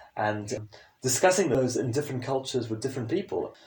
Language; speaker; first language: English; non-native, local second language; French